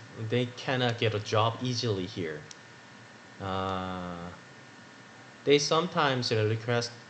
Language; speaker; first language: English; non-native, learner; Korean